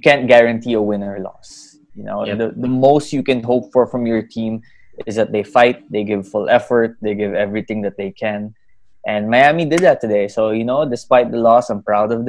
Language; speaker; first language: English; non-native, local second language; Filipino